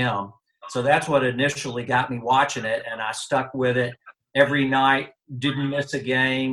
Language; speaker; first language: English; native; English